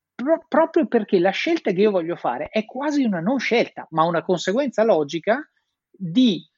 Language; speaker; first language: Italian; native; Italian